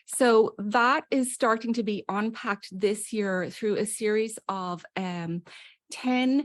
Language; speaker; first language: English; native; English